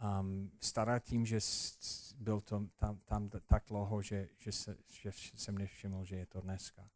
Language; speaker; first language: Czech; non-native, fluent; English